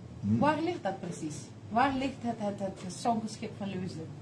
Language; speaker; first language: Dutch; native; Dutch